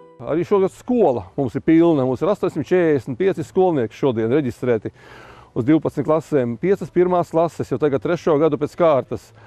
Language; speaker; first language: Latvian; native; Latvian